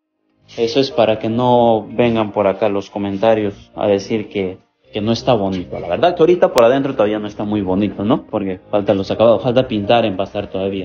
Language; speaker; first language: Spanish; native; Spanish